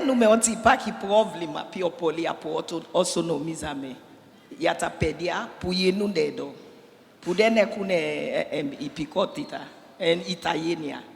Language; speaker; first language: Greek; non-native, learner; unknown